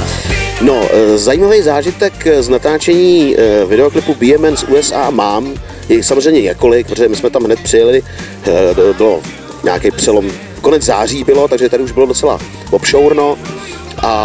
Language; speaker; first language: Czech; native; Czech